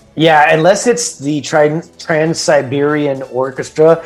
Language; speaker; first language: English; native; English